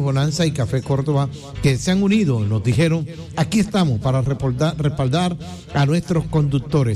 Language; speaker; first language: Spanish; native; Spanish